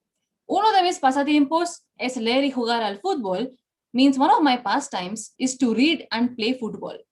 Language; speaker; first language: Spanish; non-native, fluent; Bangla